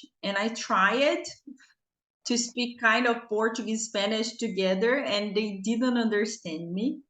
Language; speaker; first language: English; non-native, fluent; Portuguese